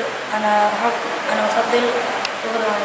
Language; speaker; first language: Arabic; non-native, learner; Indonesian